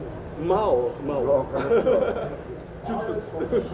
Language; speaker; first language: Russian; non-native, learner; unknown